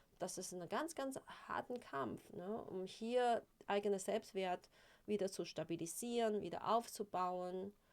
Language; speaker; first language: German; non-native, fluent; Chinese